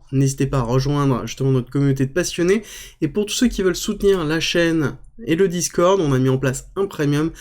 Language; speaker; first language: French; native; French